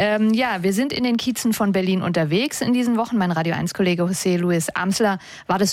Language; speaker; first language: German; native; German